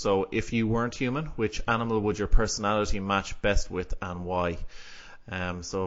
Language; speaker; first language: English; native; English